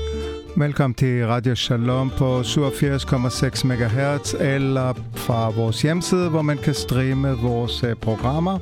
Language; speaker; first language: Danish; non-native, fluent; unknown